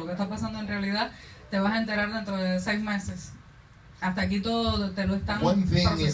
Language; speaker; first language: Spanish; native; Spanish